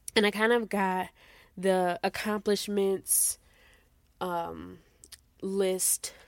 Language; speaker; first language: English; native; English